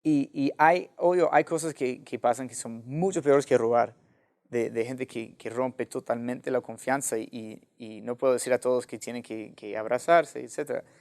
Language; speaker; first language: Spanish; non-native, fluent; English